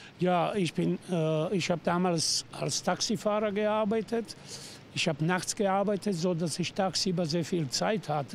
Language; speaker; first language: German; non-native, fluent; Serbian